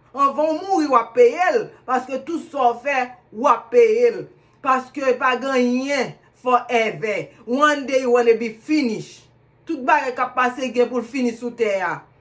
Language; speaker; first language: Haitian Creole; native; Haitian Creole